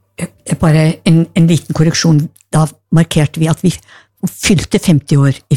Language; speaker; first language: Norwegian; native; Norwegian